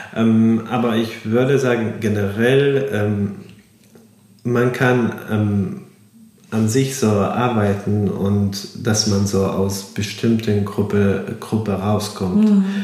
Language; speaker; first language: German; non-native, fluent; Arabic